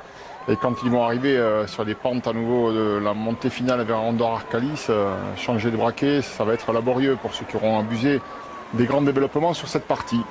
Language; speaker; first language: French; native; French